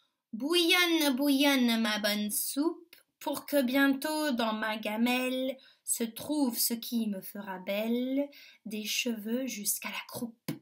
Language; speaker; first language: French; native; French